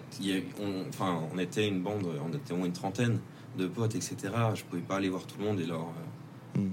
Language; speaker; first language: French; native; French